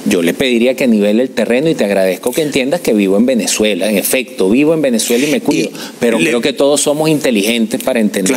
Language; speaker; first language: Spanish; native; Spanish